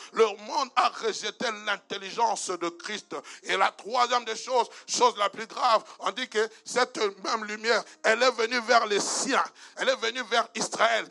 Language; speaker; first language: French; non-native, local second language; Lingala